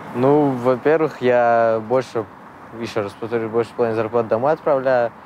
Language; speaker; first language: Russian; early bilingual, other home language; Armenian